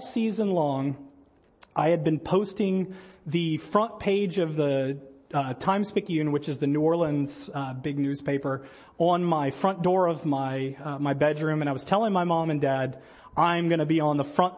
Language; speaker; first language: English; native; English